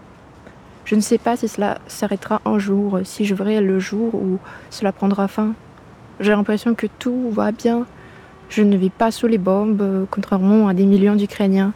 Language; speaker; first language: French; non-native, fluent; Ukrainian